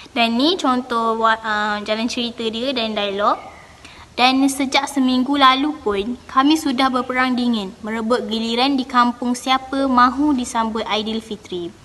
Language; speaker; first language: Malay; native; Malay